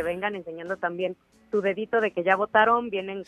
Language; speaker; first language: Spanish; native; Spanish